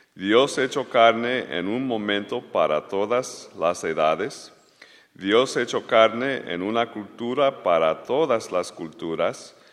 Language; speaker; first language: Spanish; native; Spanish